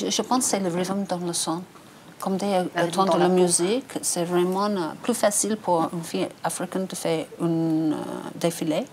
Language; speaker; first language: French; non-native, learner; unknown